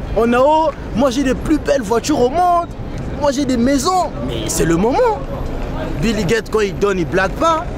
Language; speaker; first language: French; early bilingual, other home language; Lingala